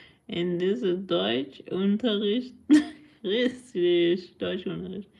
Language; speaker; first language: German; non-native, learner; Persian